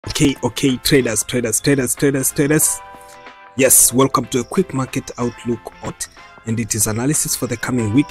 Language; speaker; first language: English; non-native, local second language; Swahili